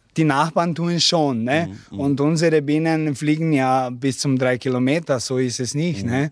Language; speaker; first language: German; non-native, learner; Slovenian